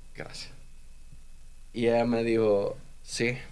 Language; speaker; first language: Spanish; native; Spanish